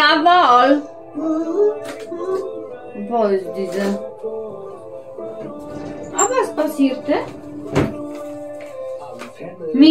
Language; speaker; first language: German; non-native, learner; Polish